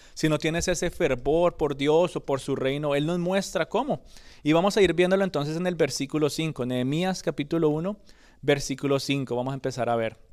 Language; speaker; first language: Spanish; early bilingual, other home language; English